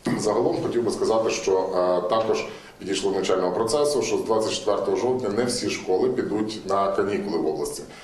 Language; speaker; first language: Ukrainian; native; Ukrainian